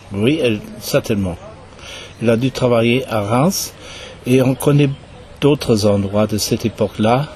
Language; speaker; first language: French; non-native, fluent; German